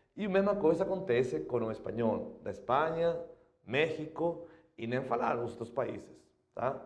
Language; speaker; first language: Portuguese; non-native, fluent; Spanish